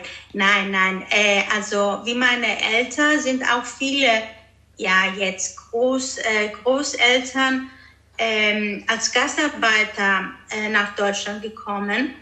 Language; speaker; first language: German; early bilingual, other home language; Greek